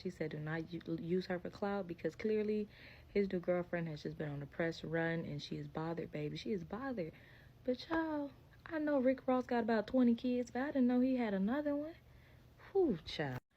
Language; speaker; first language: English; native; English